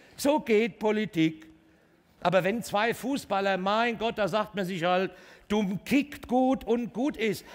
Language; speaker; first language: German; native; German